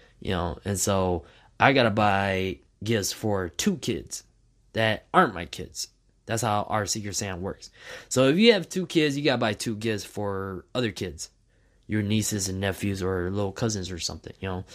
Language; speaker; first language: English; native; English